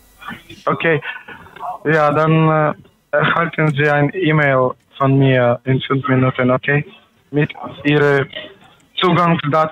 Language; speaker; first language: German; non-native, learner; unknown